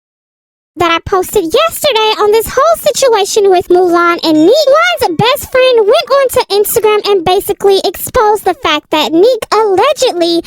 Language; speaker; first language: English; native; English